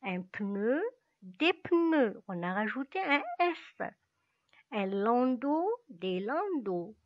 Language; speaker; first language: French; non-native, local second language; Arabic